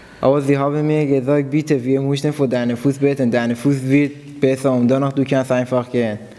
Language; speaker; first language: German; non-native, learner; Persian